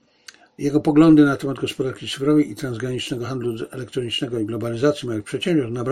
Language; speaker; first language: Polish; native; Polish